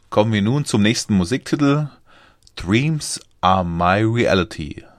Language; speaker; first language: German; native; German